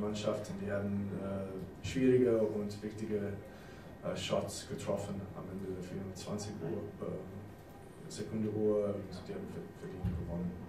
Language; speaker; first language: German; non-native, fluent; English